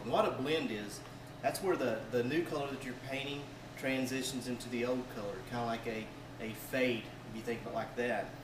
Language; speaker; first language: English; native; English